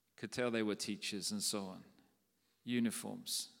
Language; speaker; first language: English; native; English